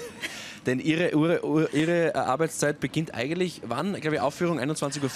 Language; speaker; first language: German; native; German